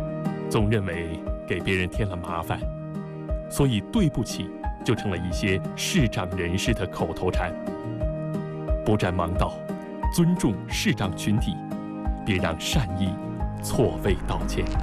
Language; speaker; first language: Chinese; native; Chinese